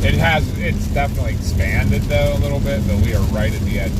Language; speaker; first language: English; native; English